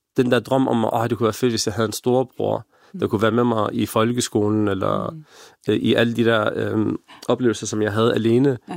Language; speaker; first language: Danish; early bilingual, other home language; Arabic